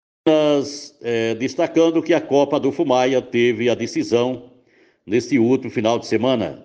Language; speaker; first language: Portuguese; native; Portuguese